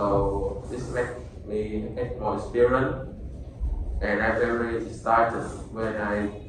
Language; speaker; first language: English; non-native, learner; Vietnamese